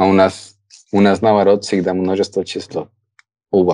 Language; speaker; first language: Russian; non-native, fluent; Spanish